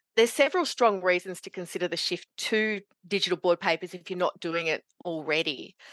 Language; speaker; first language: English; native; English